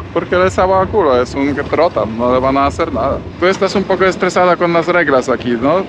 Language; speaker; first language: Spanish; non-native, fluent; Polish